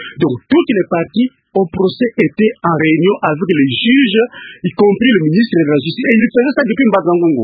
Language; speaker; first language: French; non-native, local second language; Kongo